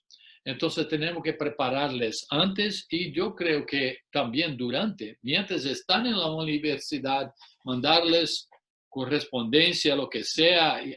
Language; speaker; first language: Spanish; non-native, fluent; English